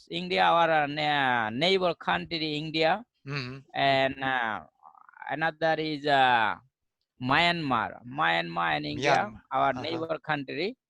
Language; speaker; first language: English; non-native, learner; Bangla